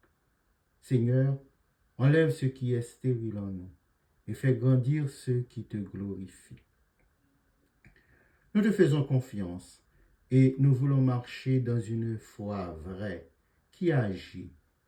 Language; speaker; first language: French; native; French